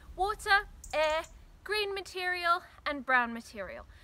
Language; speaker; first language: English; native; English